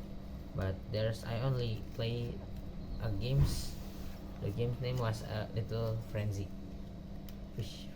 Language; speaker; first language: English; non-native, local second language; Indonesian